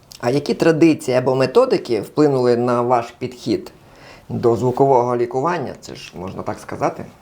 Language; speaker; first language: Ukrainian; non-native, local second language; Russian